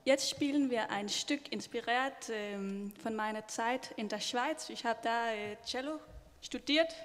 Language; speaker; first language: German; non-native, learner; Danish